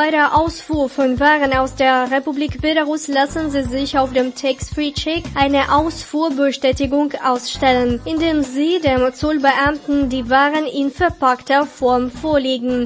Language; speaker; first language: German; non-native, fluent; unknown